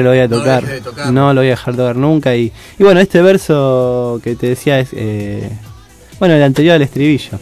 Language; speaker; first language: Spanish; native; Spanish